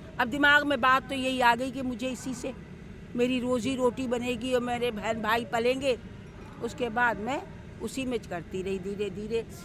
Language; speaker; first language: Hindi; native; Hindi